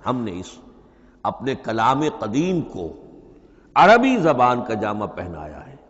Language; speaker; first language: Urdu; native; Urdu